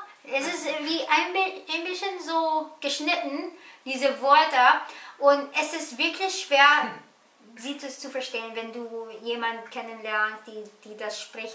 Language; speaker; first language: German; non-native, learner; Filipino